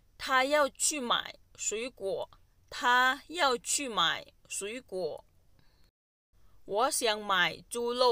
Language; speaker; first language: Chinese; non-native, fluent; Thai